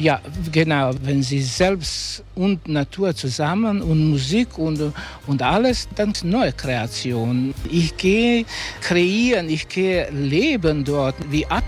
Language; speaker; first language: German; non-native, learner; Croatian